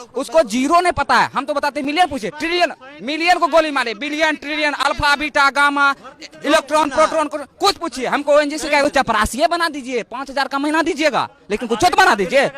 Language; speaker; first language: Hindi; native; Hindi